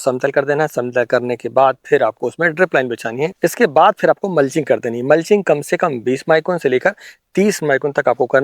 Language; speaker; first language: Hindi; native; Hindi